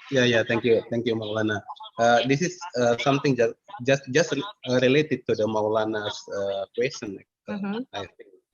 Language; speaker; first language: English; non-native, fluent; Indonesian